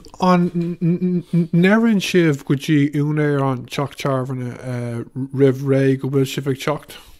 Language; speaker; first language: Irish; non-native, local second language; English